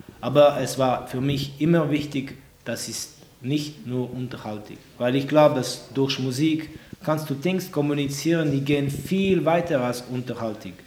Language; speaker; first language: German; non-native, local second language; French